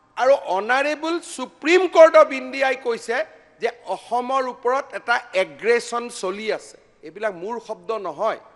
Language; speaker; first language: Assamese; native; Assamese